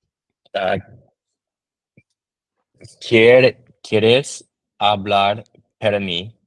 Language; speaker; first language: Spanish; non-native, learner; English